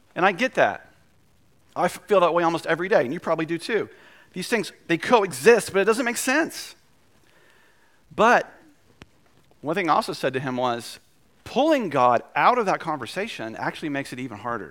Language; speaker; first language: English; native; English